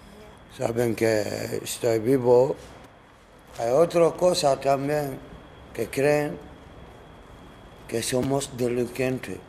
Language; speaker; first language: Spanish; non-native, learner; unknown